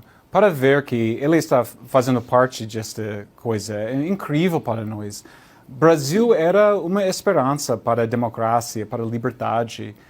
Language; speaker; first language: Portuguese; non-native, learner; English